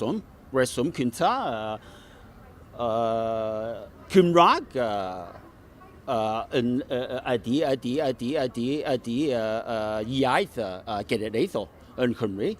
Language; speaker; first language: Welsh; non-native, learner; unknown